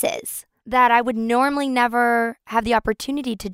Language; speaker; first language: English; native; English